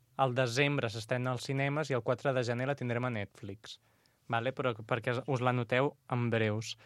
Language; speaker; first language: Catalan; non-native, local second language; Spanish